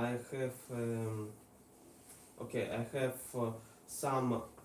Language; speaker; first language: English; non-native, learner; Russian